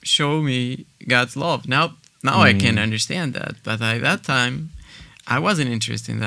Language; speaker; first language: English; non-native, fluent; Spanish